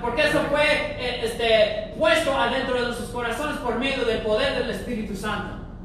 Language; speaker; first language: Spanish; early bilingual, heritage; Spanish